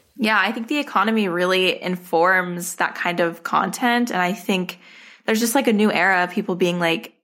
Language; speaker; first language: English; native; English